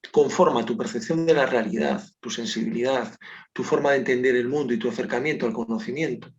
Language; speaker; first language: Spanish; non-native, local second language; Galician